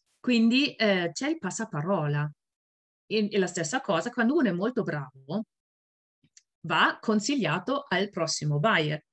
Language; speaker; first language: Italian; non-native, fluent; German